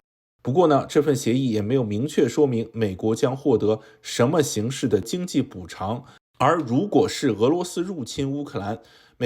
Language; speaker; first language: Chinese; native; Chinese